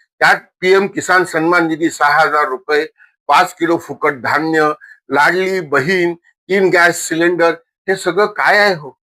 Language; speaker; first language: Marathi; non-native, local second language; Marwari